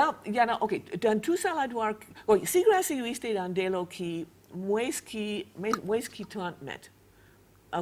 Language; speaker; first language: Haitian Creole; non-native, fluent; English